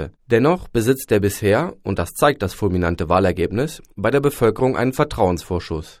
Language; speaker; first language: German; native; German